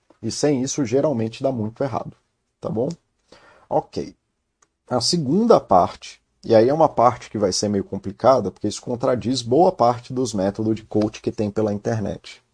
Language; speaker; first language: Portuguese; native; Portuguese